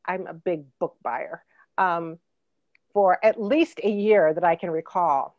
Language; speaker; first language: English; native; English